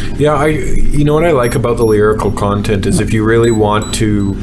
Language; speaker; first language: English; native; English